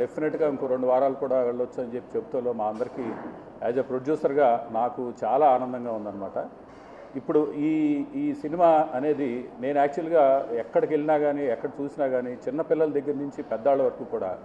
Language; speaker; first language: Telugu; native; Telugu